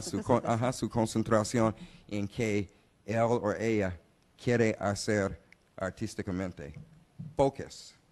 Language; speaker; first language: Spanish; non-native, learner; English